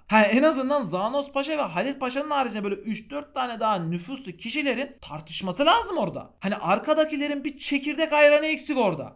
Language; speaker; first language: Turkish; native; Turkish